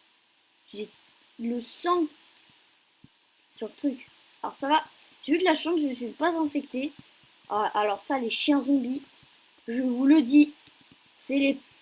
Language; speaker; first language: French; native; French